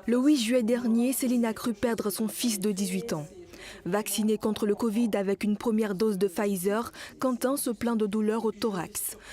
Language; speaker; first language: French; native; French